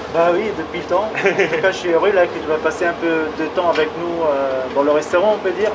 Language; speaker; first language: French; non-native, fluent; Arabic